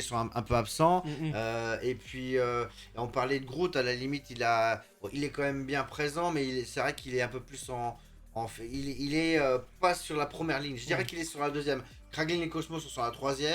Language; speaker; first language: French; native; French